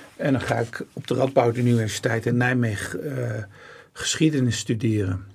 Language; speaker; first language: Dutch; early bilingual, other home language; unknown